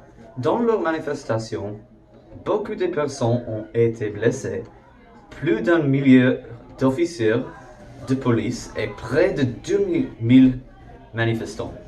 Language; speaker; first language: French; non-native, learner; English